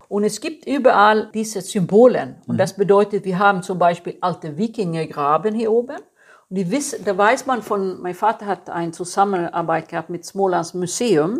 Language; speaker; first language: German; non-native, fluent; Swedish